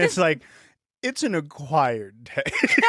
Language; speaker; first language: English; native; English